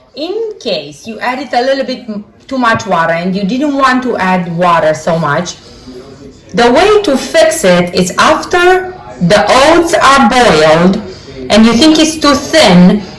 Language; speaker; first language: English; non-native, fluent; Romanian